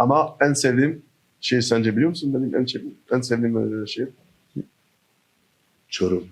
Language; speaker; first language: Turkish; non-native, learner; French